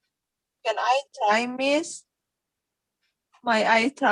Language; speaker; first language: English; non-native, learner; Indonesian